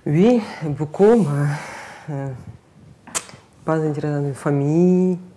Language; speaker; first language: French; non-native, learner; Russian